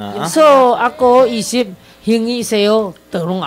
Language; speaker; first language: Filipino; non-native, learner; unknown